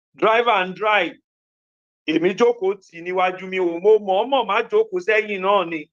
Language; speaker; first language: Yoruba; native; Yoruba